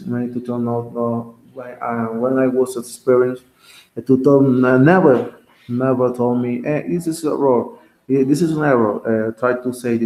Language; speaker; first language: English; non-native, learner; Spanish